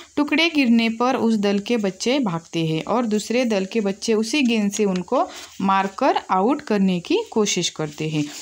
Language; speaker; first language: Hindi; non-native, local second language; Marathi